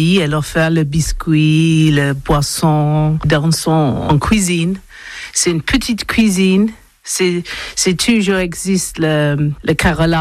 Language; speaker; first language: French; non-native, learner; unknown